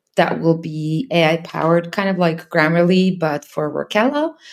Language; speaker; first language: English; non-native, fluent; Serbian